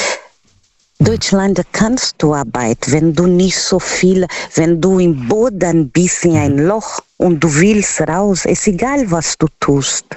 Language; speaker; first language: German; non-native, learner; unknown